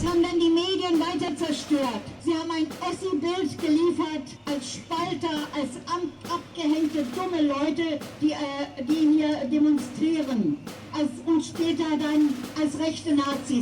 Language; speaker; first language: German; native; German